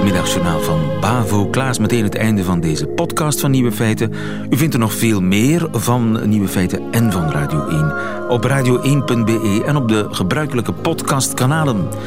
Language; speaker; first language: Dutch; native; Dutch